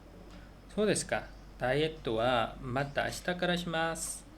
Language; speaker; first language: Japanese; non-native, learner; Korean